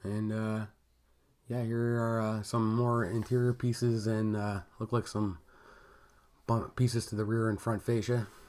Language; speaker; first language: English; native; English